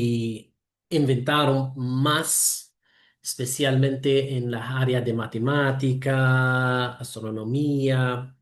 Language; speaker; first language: Spanish; non-native, fluent; Arabic